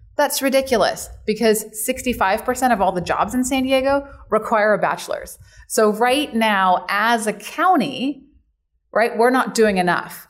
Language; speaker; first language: English; native; English